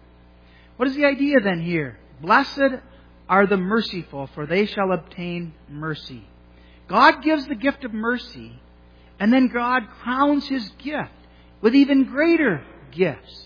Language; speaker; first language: English; native; English